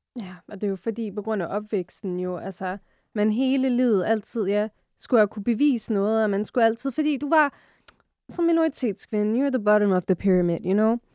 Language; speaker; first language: Danish; early bilingual, other home language; Arabic